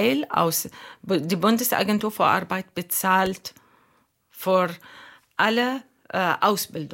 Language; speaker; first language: German; non-native, fluent; Arabic